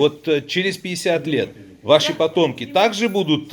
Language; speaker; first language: Russian; native; Russian